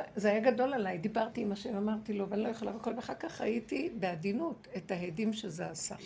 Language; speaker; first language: Hebrew; native; Hebrew